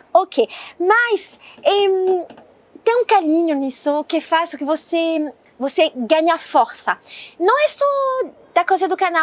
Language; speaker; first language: Portuguese; non-native, learner; French